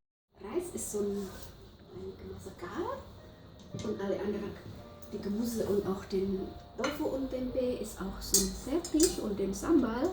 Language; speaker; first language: German; non-native, fluent; Javanese